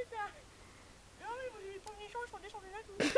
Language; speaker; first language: French; native; French